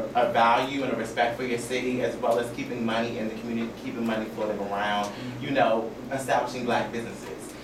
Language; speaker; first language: English; native; English